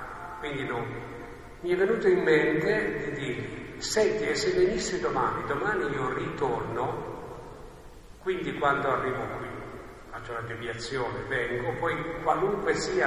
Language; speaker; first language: Italian; native; Italian